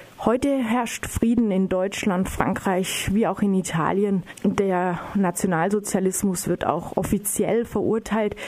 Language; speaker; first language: German; native; German